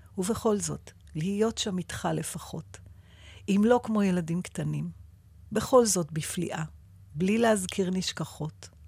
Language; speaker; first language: Hebrew; native; Hebrew